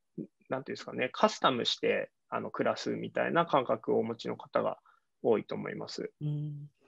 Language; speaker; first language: Japanese; native; Japanese